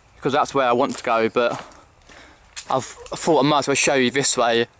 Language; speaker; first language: English; native; English